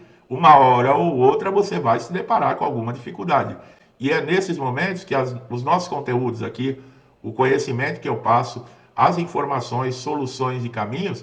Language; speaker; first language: Portuguese; native; Portuguese